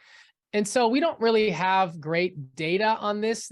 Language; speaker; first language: English; native; English